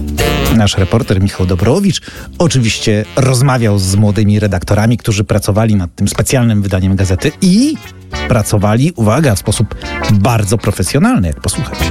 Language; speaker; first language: Polish; native; Polish